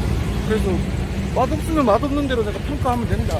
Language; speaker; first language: Korean; native; Korean